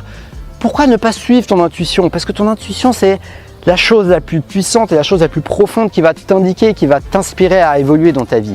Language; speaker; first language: French; native; French